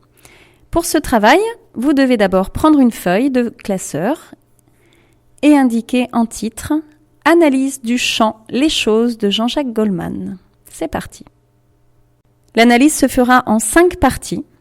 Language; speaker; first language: French; native; French